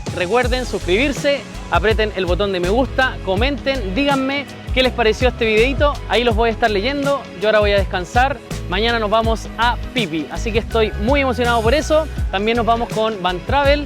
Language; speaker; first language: Spanish; native; Spanish